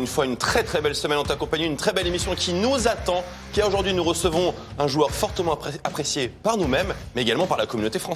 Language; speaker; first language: French; native; French